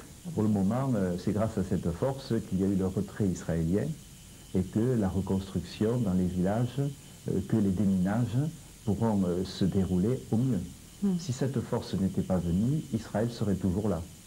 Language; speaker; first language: French; native; French